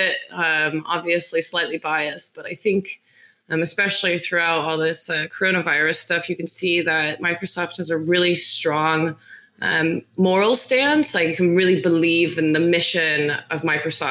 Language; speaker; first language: English; native; English